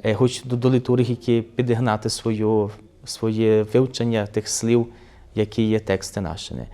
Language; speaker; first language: Ukrainian; early bilingual, heritage; Portuguese